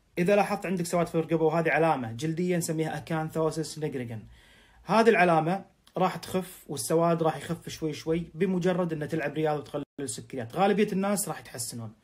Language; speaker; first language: Arabic; native; Arabic